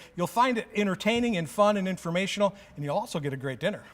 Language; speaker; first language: English; native; English